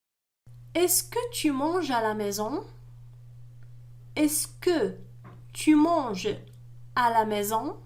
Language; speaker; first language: French; non-native, local second language; Arabic